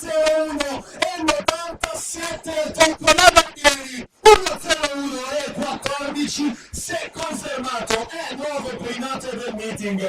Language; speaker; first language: Italian; native; Italian